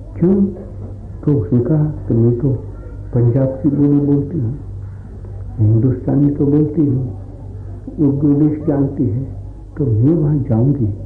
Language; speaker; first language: Hindi; non-native, local second language; Gujarati